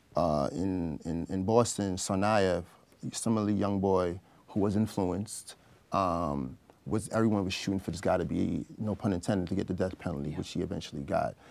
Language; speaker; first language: English; native; English